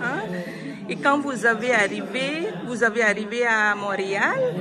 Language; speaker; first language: French; non-native, learner; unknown